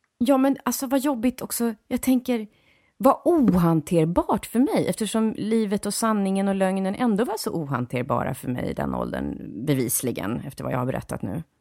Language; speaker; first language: Swedish; native; Swedish